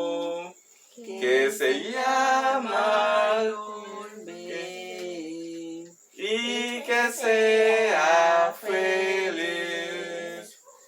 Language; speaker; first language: Spanish; native; Spanish